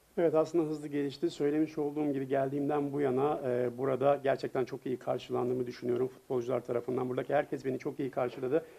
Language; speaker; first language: Turkish; native; Turkish